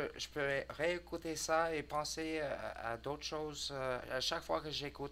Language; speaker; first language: French; non-native, learner; English